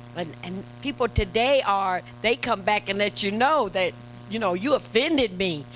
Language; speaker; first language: English; native; English